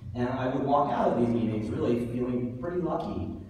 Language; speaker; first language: English; native; English